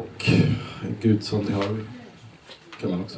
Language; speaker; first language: Swedish; native; Swedish